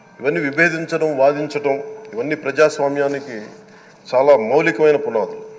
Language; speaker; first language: Telugu; native; Telugu